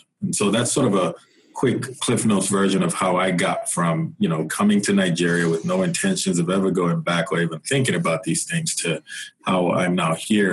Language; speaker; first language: English; non-native, local second language; Yoruba